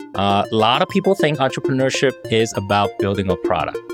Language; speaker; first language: English; early bilingual, other home language; Korean